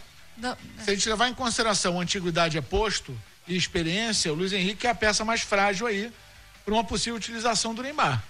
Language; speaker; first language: Portuguese; native; Portuguese